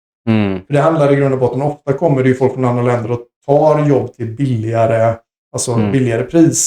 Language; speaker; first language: Swedish; native; Swedish